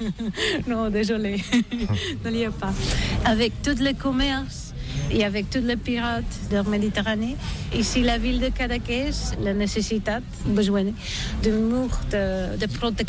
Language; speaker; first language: French; non-native, learner; Catalan